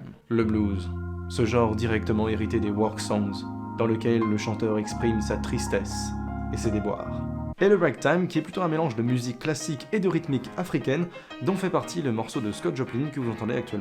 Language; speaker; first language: French; native; French